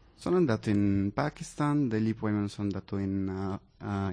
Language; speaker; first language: Italian; non-native, fluent; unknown